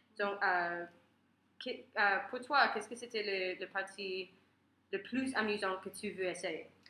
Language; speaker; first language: French; non-native, learner; English